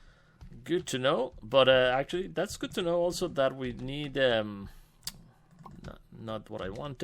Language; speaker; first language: English; non-native, fluent; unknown